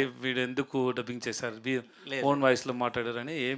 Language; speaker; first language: Telugu; non-native, learner; Tamil